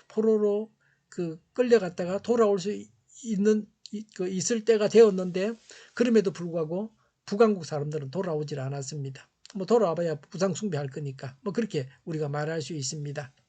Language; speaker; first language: Korean; native; Korean